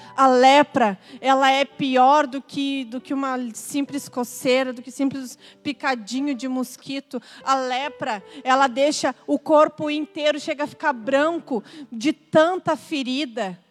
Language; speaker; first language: Portuguese; native; Portuguese